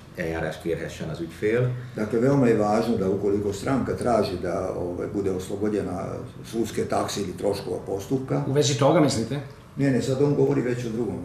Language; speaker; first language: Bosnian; non-native, local second language; Hungarian